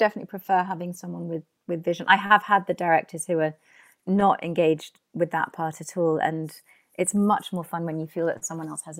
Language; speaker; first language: English; native; English